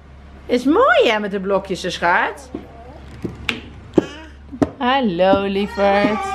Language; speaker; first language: Dutch; native; Dutch